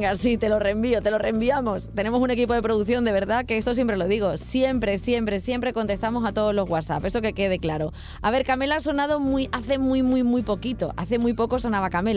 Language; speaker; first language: Spanish; native; Spanish